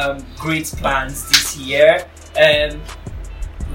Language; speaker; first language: English; non-native, local second language; Yoruba